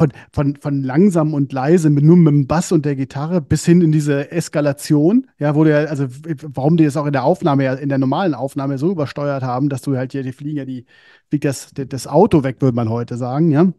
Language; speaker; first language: German; native; German